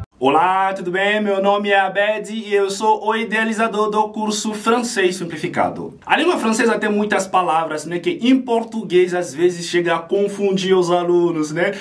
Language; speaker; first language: Portuguese; non-native, fluent; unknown